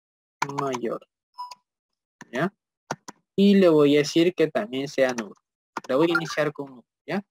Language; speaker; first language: Spanish; native; Spanish